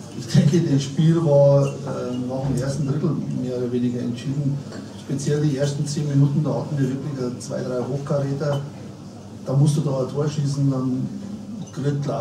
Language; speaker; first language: German; native; German